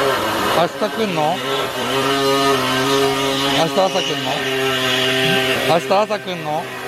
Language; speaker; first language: Japanese; native; Japanese